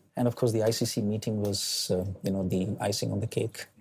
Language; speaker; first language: English; non-native, local second language; Malayalam